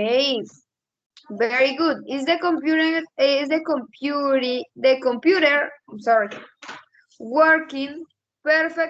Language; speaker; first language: English; non-native, learner; Spanish